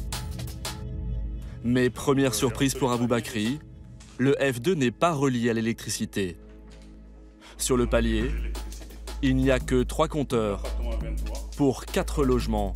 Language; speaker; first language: French; native; French